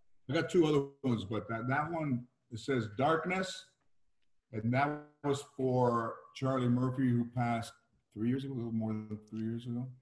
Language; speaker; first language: English; early bilingual, other home language; Spanish